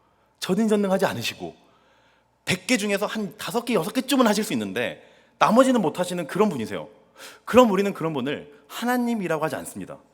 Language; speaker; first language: Korean; native; Korean